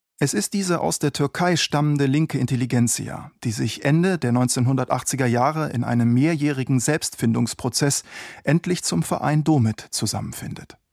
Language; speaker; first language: German; native; German